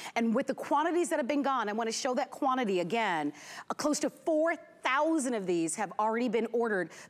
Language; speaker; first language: English; native; English